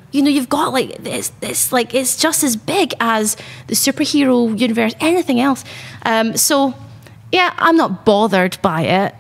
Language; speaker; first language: English; native; English